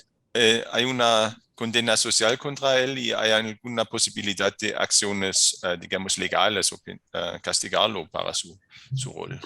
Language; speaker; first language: Spanish; non-native, fluent; German